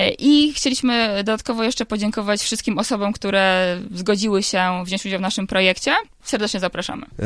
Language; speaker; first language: Polish; native; Polish